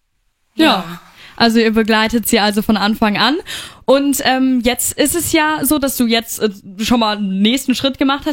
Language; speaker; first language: German; native; German